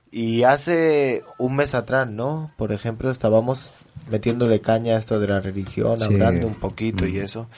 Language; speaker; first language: Spanish; early bilingual, heritage; French